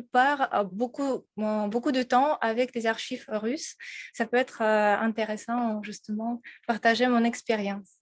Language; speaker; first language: French; non-native, fluent; Russian